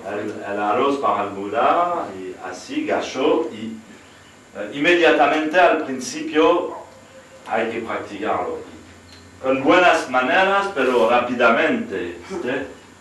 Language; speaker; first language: Spanish; non-native, fluent; French